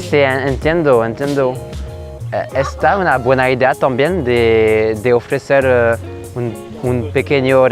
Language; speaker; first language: Spanish; non-native, learner; French